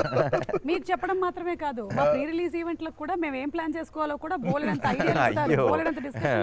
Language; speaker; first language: Telugu; native; Telugu